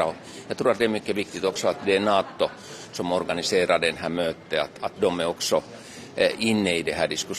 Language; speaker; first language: Swedish; non-native, local second language; Finnish